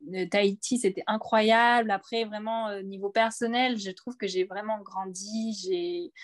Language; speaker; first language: French; native; French